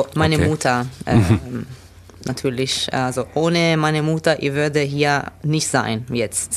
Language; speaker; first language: German; non-native, learner; Italian